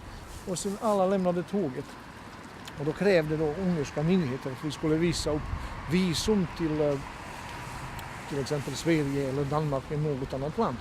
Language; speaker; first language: Swedish; non-native, fluent; Bosnian